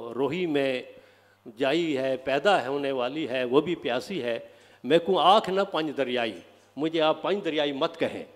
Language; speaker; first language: Urdu; non-native, local second language; Saraiki